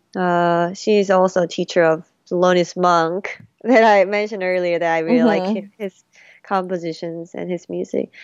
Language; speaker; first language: English; early bilingual, other home language; Korean